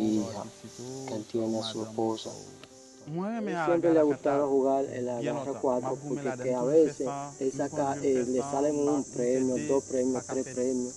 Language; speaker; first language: Spanish; non-native, learner; Haitian Creole